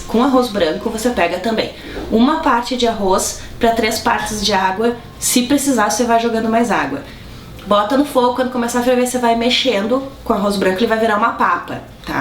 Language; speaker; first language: Portuguese; native; Portuguese